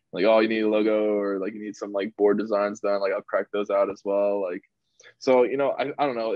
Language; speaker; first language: English; native; English